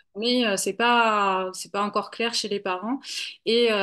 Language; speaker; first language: French; native; French